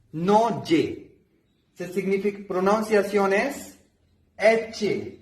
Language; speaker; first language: Spanish; non-native, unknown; Hindi